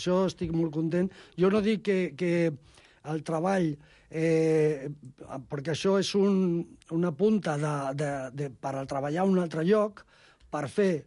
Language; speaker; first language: Catalan; non-native, local second language; Spanish